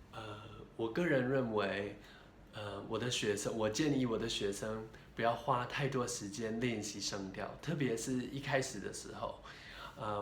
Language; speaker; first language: Chinese; non-native, fluent; English